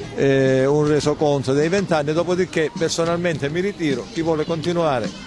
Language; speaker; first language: Italian; native; Italian